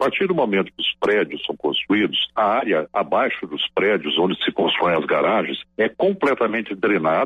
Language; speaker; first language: Portuguese; native; Portuguese